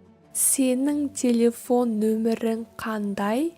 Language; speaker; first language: Kazakh; native; Kazakh